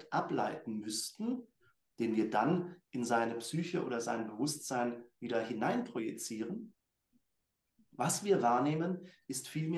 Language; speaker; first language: German; native; German